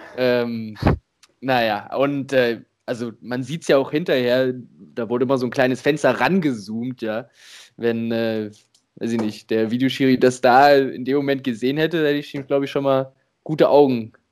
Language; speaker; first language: German; native; German